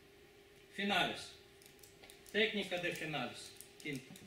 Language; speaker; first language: Italian; non-native, learner; Spanish